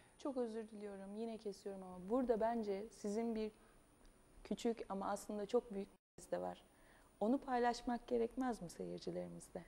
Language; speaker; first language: Turkish; native; Turkish